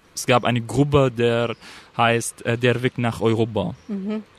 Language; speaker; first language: German; non-native, fluent; Arabic